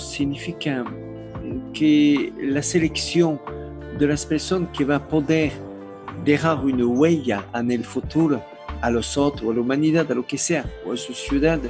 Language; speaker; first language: Spanish; non-native, learner; French